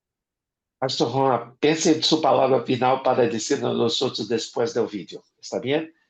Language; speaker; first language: Spanish; non-native, fluent; Portuguese